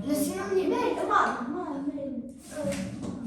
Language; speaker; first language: French; non-native, learner; Arabic